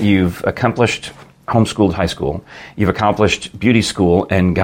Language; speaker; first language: English; native; English